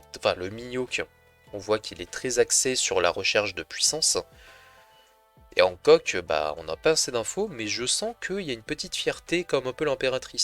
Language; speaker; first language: French; native; French